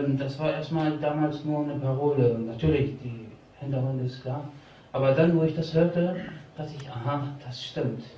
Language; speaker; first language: German; early bilingual, other home language; Albanian